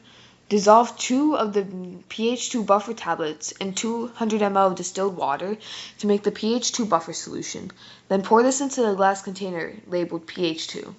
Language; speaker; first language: English; native; English